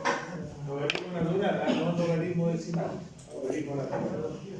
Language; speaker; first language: Spanish; native; Spanish